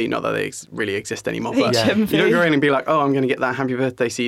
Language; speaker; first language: English; native; English